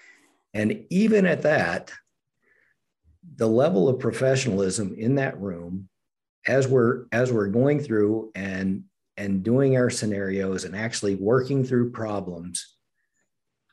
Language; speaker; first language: English; native; English